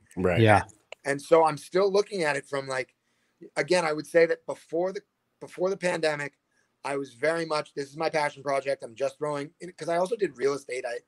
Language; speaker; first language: English; native; English